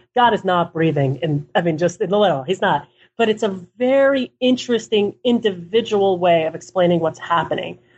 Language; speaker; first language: English; early bilingual, other home language; Hebrew